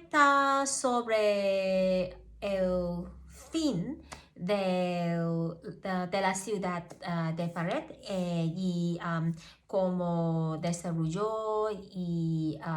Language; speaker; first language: Spanish; non-native, learner; Cantonese